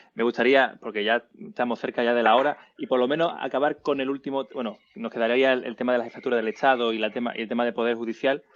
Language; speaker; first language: Spanish; native; Spanish